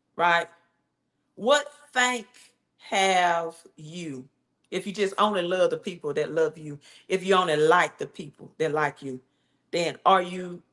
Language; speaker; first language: English; native; English